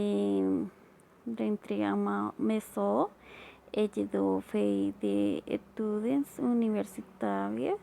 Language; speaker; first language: French; non-native, learner; Spanish